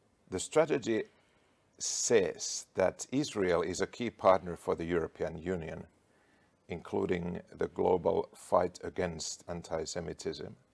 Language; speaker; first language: English; non-native, fluent; Finnish